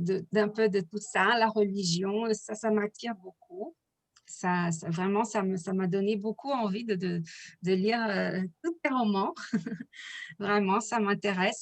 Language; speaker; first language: French; non-native, fluent; Portuguese